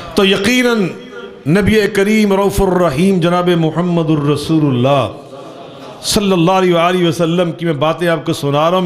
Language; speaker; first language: Urdu; non-native, local second language; Punjabi